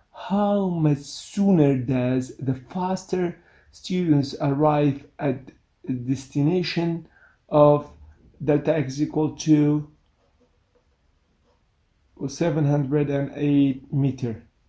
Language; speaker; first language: English; non-native, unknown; Central Kurdish